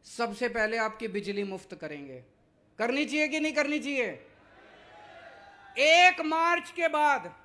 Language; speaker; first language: Hindi; native; Hindi